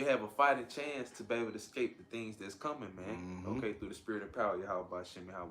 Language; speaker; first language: English; native; English